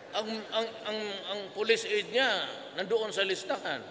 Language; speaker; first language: Filipino; native; Filipino